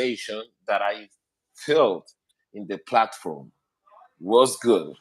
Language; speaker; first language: English; non-native, learner; Spanish